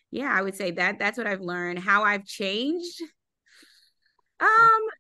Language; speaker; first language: English; native; English